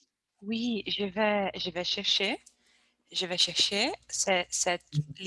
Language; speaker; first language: French; non-native, learner; Portuguese